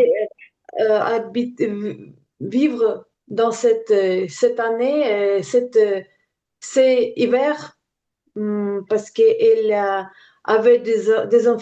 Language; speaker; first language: French; non-native, learner; Ukrainian